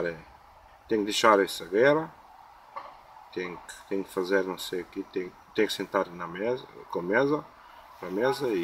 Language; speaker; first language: Portuguese; non-native, learner; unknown